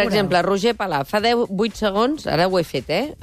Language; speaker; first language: Catalan; native; Catalan